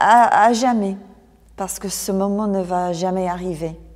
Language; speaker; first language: French; non-native, fluent; English